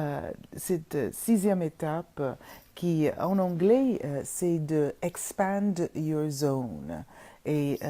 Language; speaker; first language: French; non-native, fluent; English